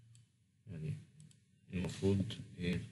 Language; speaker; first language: Arabic; native; Arabic